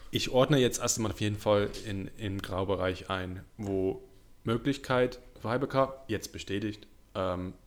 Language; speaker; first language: German; non-native, fluent; English